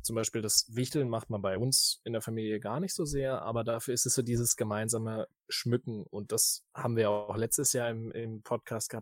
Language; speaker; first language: German; native; German